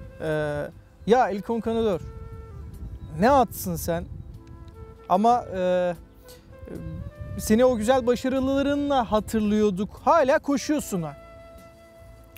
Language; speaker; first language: Turkish; native; Turkish